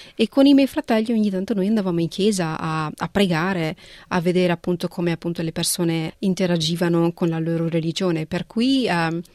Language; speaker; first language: Italian; early bilingual, other home language; Punjabi